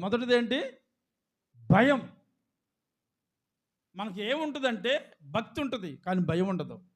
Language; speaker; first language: Telugu; native; Telugu